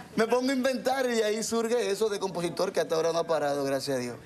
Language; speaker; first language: Spanish; native; Spanish